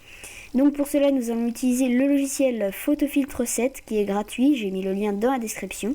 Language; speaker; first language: French; native; French